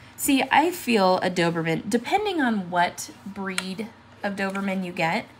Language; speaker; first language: English; native; English